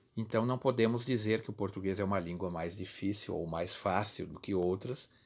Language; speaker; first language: Portuguese; native; Portuguese